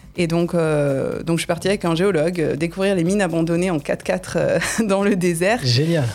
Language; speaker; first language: French; native; French